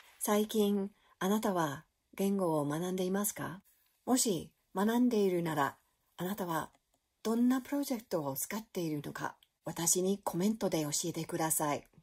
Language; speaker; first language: Japanese; non-native, learner; English